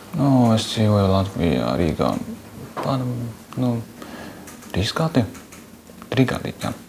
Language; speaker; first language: Latvian; non-native, learner; Chinese